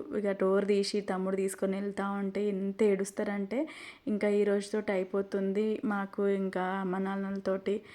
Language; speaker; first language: Telugu; non-native, local second language; Lambadi